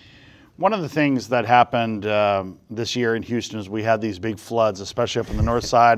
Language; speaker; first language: English; native; English